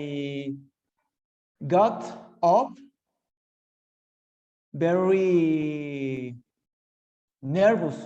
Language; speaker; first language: English; non-native, learner; Spanish